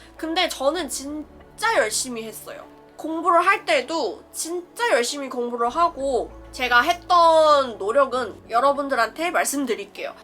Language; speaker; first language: Korean; non-native, fluent; Chinese